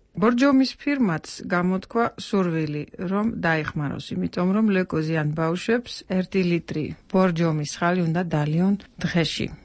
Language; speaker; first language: Georgian; non-native, fluent; Dutch